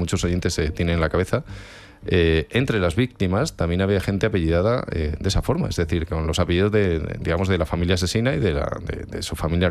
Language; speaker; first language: Spanish; native; Spanish